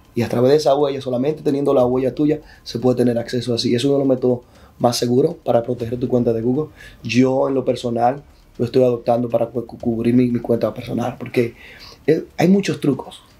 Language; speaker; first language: Spanish; native; Spanish